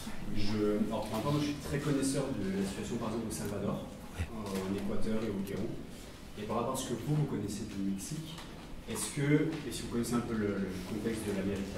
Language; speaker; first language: French; native; French